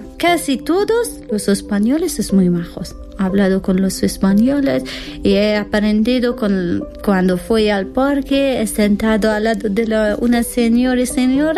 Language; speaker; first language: Spanish; non-native, learner; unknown